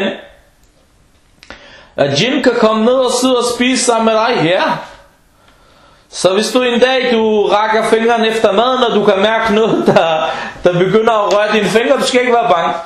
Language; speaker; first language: Danish; non-native, fluent; Arabic